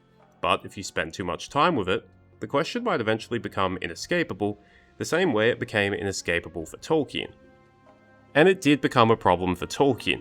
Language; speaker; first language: English; native; English